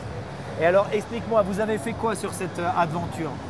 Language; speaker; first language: French; native; French